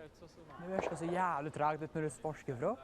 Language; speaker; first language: Swedish; native; Swedish